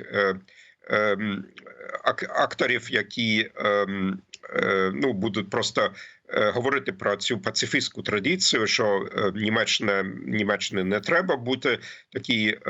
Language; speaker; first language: Ukrainian; non-native, fluent; German